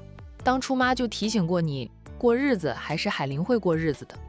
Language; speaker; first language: Chinese; native; Chinese